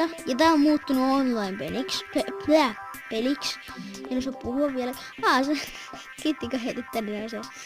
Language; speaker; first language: Finnish; native; Finnish